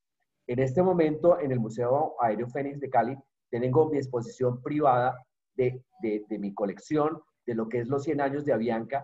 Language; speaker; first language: Spanish; native; Spanish